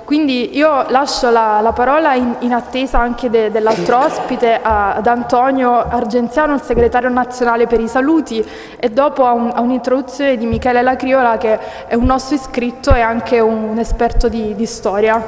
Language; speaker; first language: Italian; native; Italian